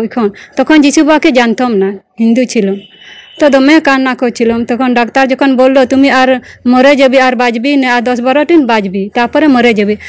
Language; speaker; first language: Bangla; non-native, local second language; Santali